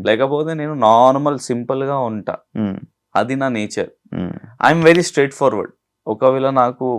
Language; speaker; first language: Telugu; non-native, learner; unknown